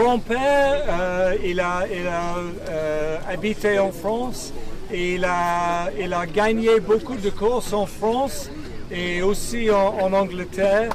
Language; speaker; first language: French; non-native, learner; English